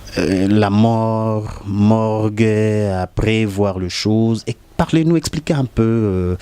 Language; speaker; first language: French; non-native, local second language; Lingala